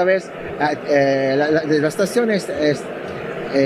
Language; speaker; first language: Spanish; non-native, learner; Italian